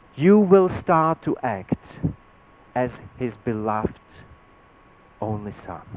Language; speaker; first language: English; non-native, fluent; Czech